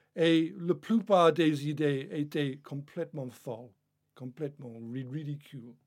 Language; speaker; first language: French; non-native, fluent; English